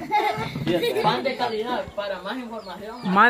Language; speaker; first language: Spanish; native; Spanish